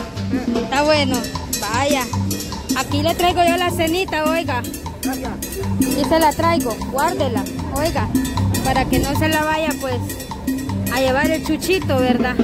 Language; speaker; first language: Spanish; native; Spanish